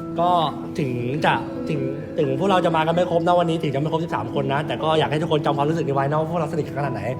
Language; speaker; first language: Thai; native; Thai